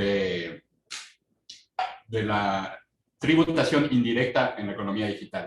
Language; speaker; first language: Spanish; native; Spanish